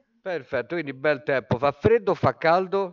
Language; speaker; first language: Italian; native; Italian